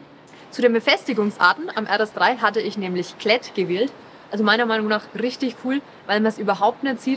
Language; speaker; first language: German; native; German